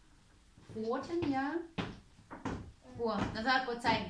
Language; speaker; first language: German; non-native, fluent; Ukrainian